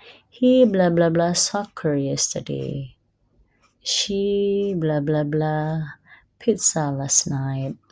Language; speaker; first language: English; non-native, fluent; Indonesian